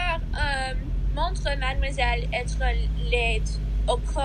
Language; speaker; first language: French; non-native, learner; English